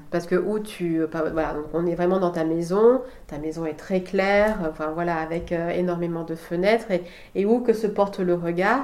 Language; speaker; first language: French; native; French